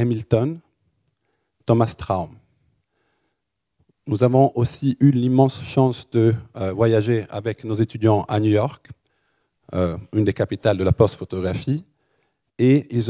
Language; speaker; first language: French; native; French